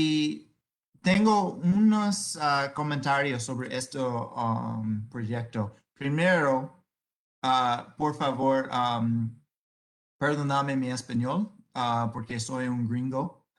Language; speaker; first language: Spanish; non-native, fluent; English